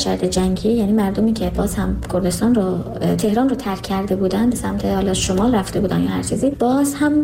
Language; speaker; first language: Persian; non-native, local second language; Kurdish